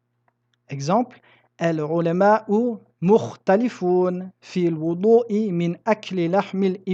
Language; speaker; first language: Arabic; non-native, fluent; French